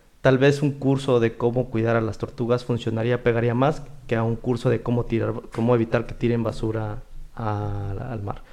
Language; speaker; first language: Spanish; native; Spanish